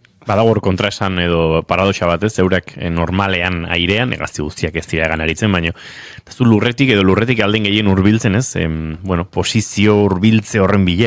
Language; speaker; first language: Basque; native; Basque